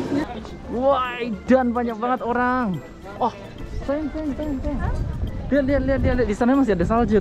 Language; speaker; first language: Indonesian; native; Indonesian